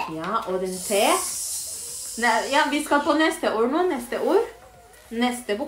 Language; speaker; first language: Norwegian; non-native, learner; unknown